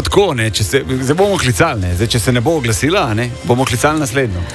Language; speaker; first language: Slovenian; native; Slovenian